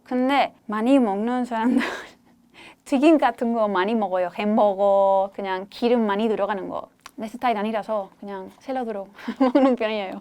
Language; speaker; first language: Korean; non-native, fluent; Spanish